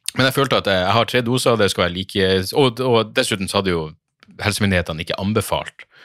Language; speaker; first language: Norwegian; native; Norwegian